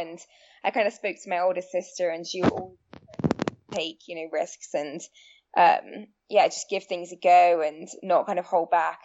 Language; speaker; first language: English; native; English